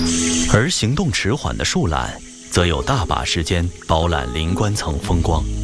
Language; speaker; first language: Chinese; native; Chinese